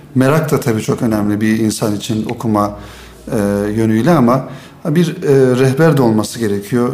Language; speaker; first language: Turkish; native; Turkish